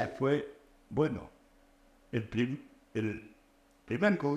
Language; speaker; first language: Spanish; native; Spanish